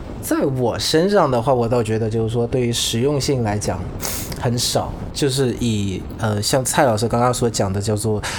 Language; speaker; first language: Chinese; non-native, fluent; Vietnamese